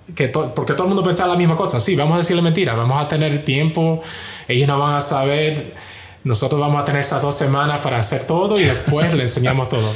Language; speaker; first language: Spanish; early bilingual, heritage; Spanish